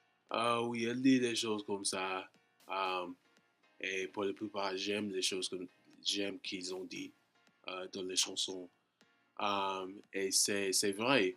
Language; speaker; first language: French; non-native, learner; English